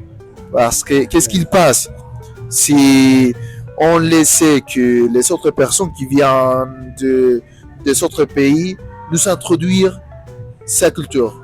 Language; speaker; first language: French; non-native, learner; Spanish